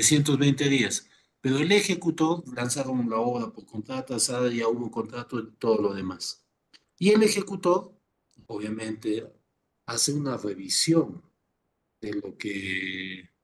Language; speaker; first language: Spanish; native; Spanish